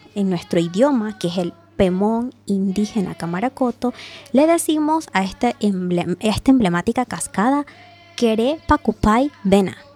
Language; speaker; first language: Spanish; non-native, local second language; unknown